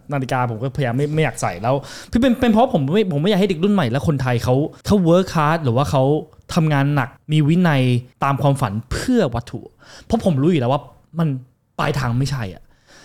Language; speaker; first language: Thai; early bilingual, heritage; Thai